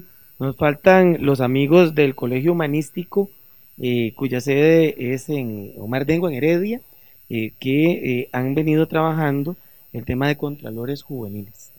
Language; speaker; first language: Spanish; native; Spanish